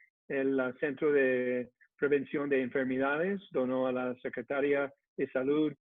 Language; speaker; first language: Spanish; non-native, fluent; English